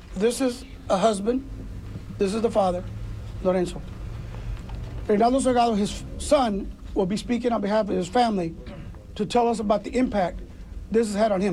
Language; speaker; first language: English; early bilingual, other home language; Spanish